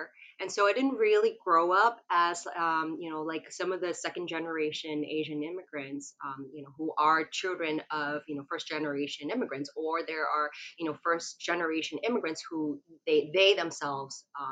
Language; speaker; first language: English; non-native, local second language; Cantonese